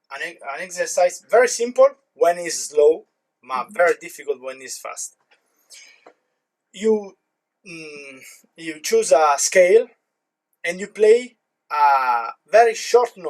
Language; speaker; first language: English; non-native, learner; Italian